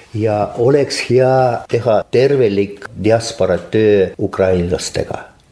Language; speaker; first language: Estonian; non-native, local second language; Russian